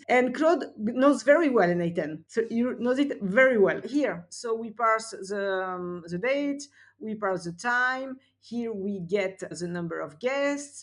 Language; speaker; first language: English; non-native, fluent; French